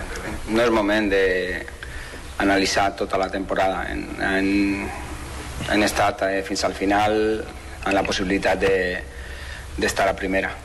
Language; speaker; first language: Catalan; non-native, fluent; Spanish